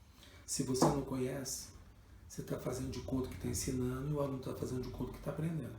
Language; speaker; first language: Portuguese; native; Portuguese